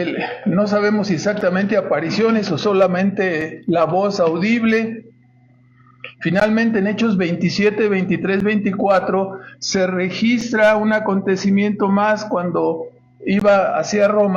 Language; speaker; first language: Spanish; native; Spanish